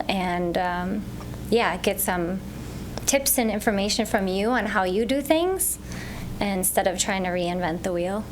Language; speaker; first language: English; native; English